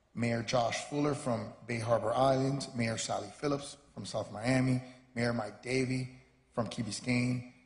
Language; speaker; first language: English; early bilingual, other home language; Spanish